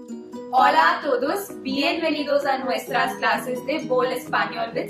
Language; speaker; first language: Spanish; non-native, fluent; Hindi